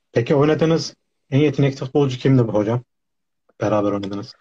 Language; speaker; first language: Turkish; native; Turkish